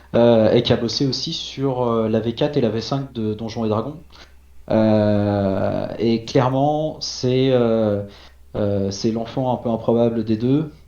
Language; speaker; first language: French; native; French